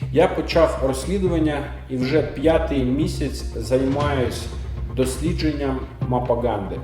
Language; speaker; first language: Ukrainian; native; Ukrainian